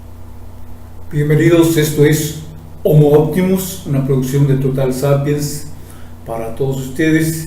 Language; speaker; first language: Spanish; native; Spanish